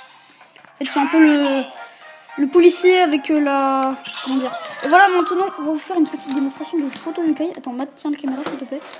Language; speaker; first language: French; native; French